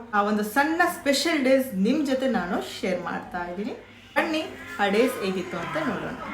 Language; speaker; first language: Kannada; native; Kannada